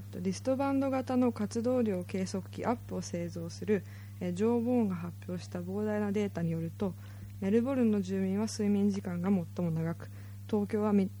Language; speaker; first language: Japanese; early bilingual, heritage; Japanese